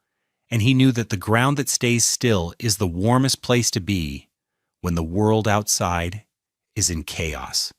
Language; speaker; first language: English; native; English